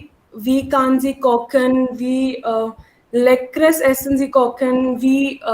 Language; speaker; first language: German; non-native, learner; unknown